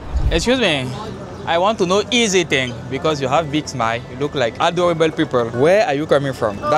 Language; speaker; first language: English; non-native, learner; French